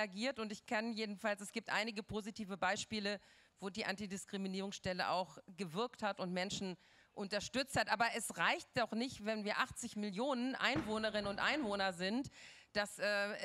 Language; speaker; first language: German; native; German